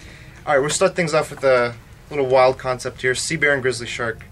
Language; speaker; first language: English; native; English